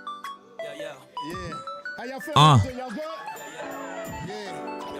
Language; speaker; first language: English; native; English